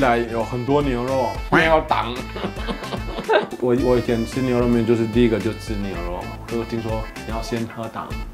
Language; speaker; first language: Chinese; non-native, fluent; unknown